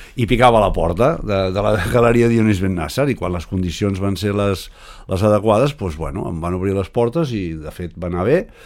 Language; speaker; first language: Catalan; native; Catalan